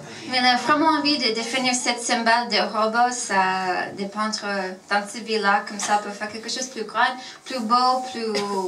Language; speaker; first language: French; non-native, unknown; English